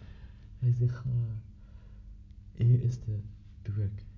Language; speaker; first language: Dutch; non-native, learner; Arabic